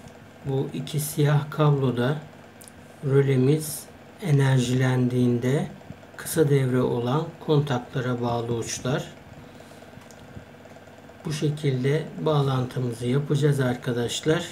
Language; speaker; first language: Turkish; native; Turkish